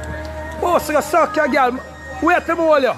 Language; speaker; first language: English; native; English